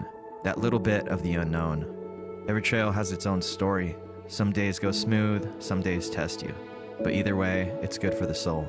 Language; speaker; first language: English; native; English